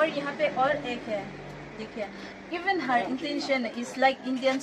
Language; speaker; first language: Hindi; non-native, local second language; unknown